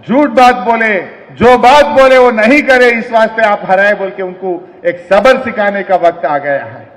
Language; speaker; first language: Hindi; non-native, local second language; Telugu